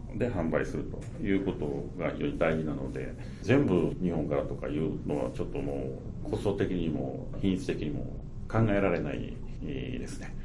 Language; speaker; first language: Japanese; native; Japanese